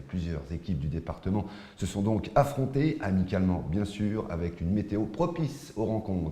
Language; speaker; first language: French; native; French